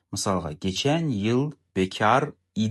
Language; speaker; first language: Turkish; non-native, fluent; Kazakh